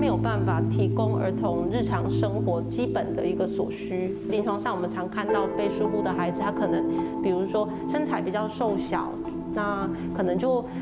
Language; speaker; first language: Chinese; native; Chinese